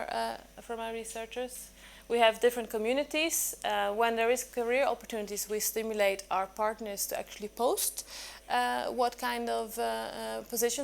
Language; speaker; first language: English; non-native, fluent; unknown